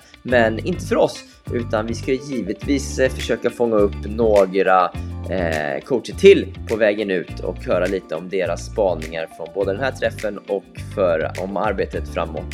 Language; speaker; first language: Swedish; native; Swedish